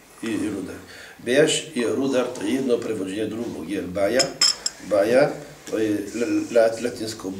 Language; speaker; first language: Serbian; non-native, fluent; French